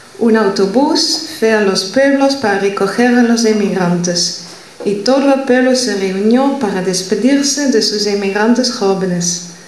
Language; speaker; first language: Spanish; non-native, fluent; Dutch